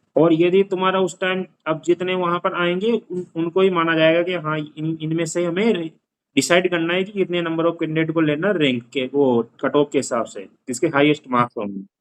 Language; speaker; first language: Hindi; native; Hindi